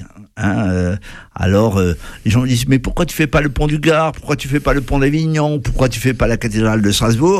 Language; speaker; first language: French; native; French